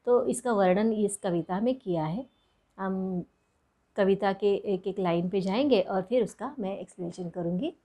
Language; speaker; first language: Hindi; non-native, local second language; Marathi